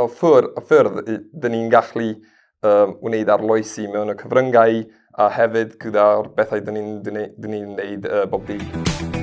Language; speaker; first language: Welsh; non-native, learner; Spanish